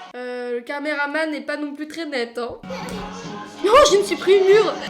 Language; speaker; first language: French; native; French